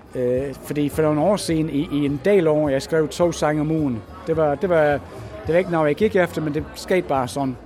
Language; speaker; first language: Danish; non-native, fluent; English